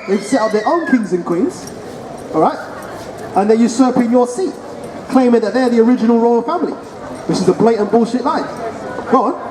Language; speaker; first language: English; native; English